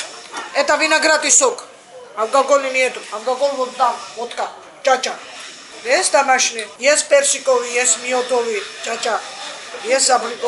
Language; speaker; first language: Russian; non-native, fluent; Georgian